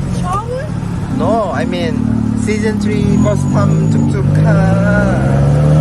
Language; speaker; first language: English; non-native, learner; Korean